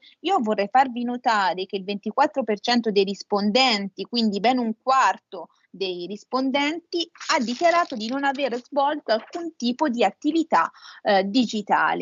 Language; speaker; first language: Italian; native; Italian